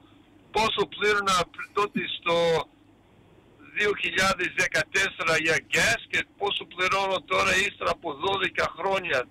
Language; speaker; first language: Greek; early bilingual, heritage; Greek